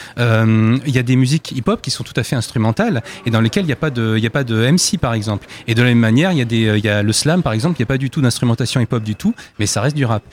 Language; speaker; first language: French; native; French